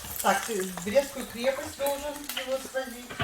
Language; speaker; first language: Russian; native; Russian